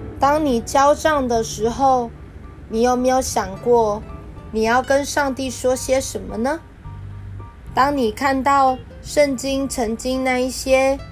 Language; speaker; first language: Chinese; native; Chinese